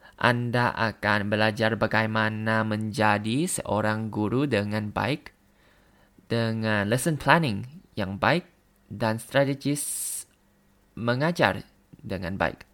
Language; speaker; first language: Indonesian; non-native, learner; Thai